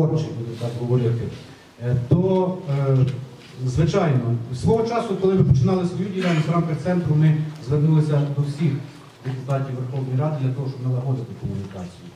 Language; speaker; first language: Ukrainian; native; Ukrainian